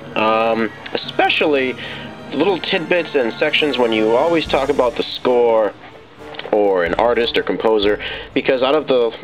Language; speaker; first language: English; native; English